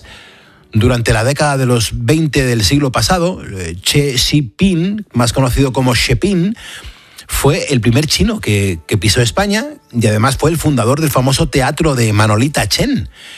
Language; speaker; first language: Spanish; native; Spanish